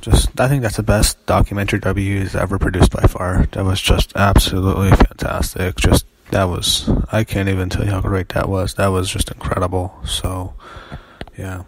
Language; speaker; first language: English; native; English